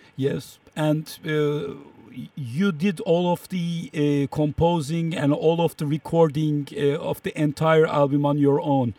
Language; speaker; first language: English; non-native, fluent; Turkish